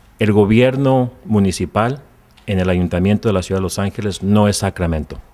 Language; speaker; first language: Spanish; early bilingual, heritage; Spanish